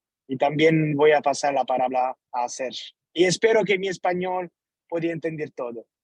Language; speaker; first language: Spanish; non-native, learner; Italian